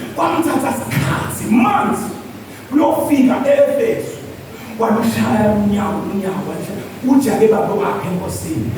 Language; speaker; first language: Zulu; non-native, local second language; Swati